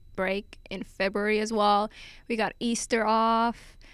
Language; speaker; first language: English; non-native, fluent; Finnish